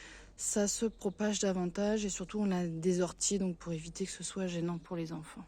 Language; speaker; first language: French; native; French